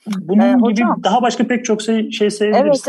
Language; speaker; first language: Turkish; native; Turkish